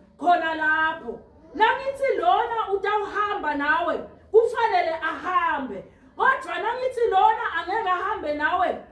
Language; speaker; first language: Zulu; non-native, local second language; Swati